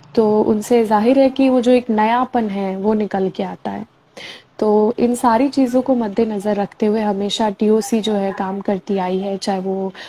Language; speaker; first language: Hindi; native; Hindi